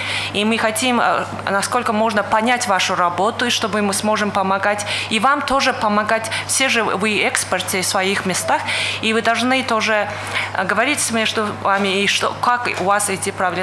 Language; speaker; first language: Russian; non-native, fluent; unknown